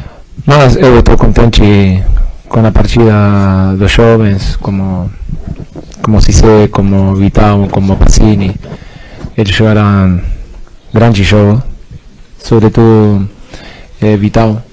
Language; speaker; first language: Portuguese; non-native, fluent; Spanish